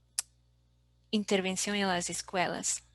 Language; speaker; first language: Spanish; non-native, fluent; Portuguese